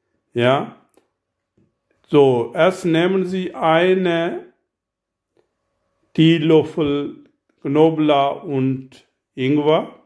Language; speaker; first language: German; non-native, learner; Urdu